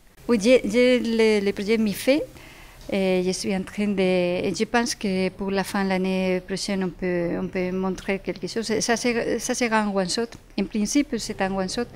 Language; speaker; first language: French; non-native, fluent; Spanish